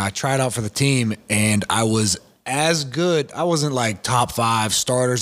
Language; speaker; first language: English; native; English